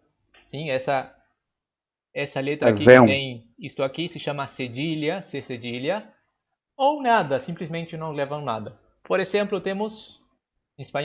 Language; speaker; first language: Portuguese; non-native, fluent; Spanish